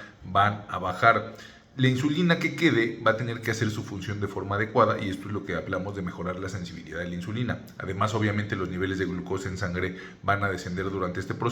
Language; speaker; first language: Spanish; native; Spanish